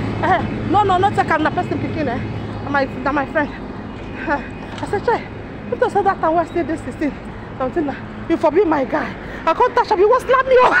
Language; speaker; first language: English; non-native, local second language; Ibibio